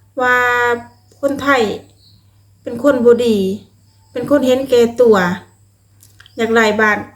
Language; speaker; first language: Thai; non-native, local second language; Lao